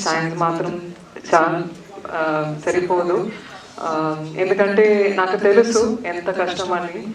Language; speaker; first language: Telugu; non-native, learner; Tamil